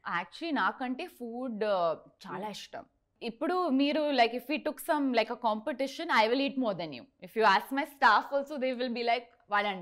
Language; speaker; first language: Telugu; non-native, learner; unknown